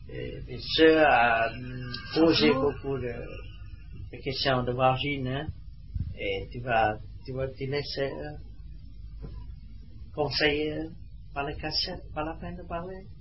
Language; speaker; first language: French; non-native, learner; Vietnamese